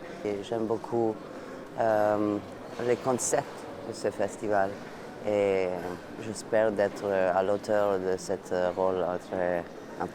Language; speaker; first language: French; non-native, fluent; Italian